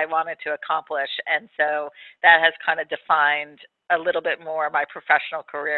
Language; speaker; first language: English; native; English